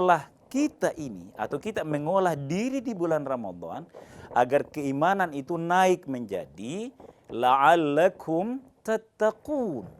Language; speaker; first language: Indonesian; native; Indonesian